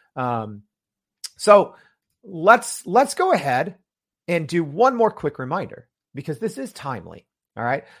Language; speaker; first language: English; native; English